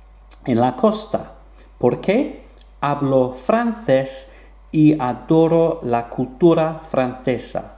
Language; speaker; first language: Spanish; non-native, fluent; English